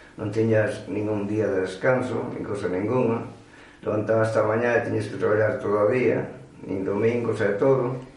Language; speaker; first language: Galician; native; Galician